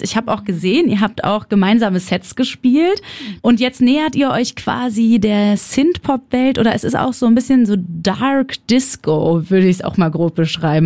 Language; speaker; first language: German; native; German